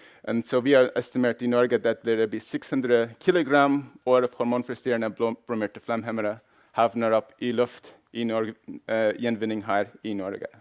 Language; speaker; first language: Norwegian; non-native, fluent; English